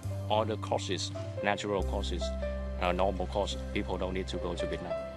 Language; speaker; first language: English; non-native, learner; Vietnamese